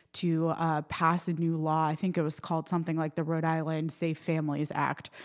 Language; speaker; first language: English; native; English